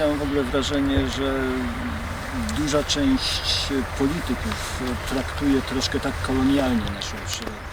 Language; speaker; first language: Polish; native; Polish